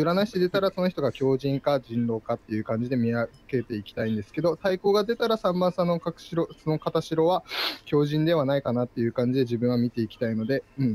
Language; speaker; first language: Japanese; native; Japanese